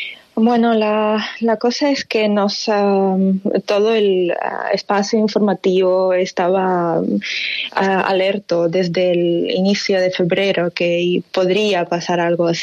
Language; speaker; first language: Spanish; non-native, fluent; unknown